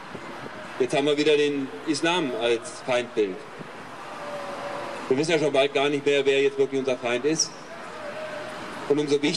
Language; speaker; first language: German; native; German